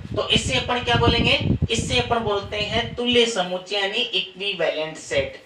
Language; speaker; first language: Hindi; native; Hindi